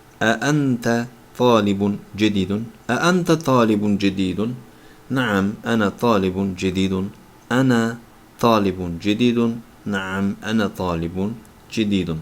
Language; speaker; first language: Arabic; non-native, fluent; Turkish